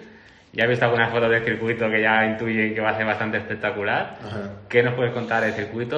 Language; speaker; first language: Spanish; native; Spanish